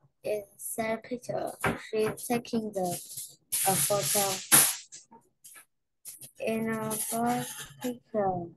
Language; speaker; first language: English; non-native, learner; Vietnamese